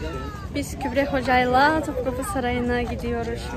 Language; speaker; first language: Turkish; non-native, learner; Kazakh